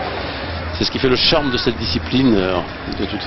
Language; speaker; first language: French; native; French